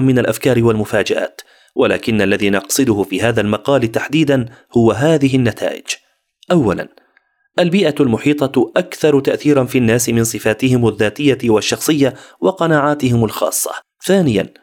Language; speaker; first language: Arabic; native; Arabic